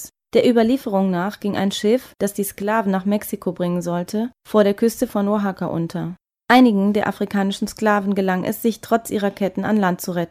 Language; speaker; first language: German; native; German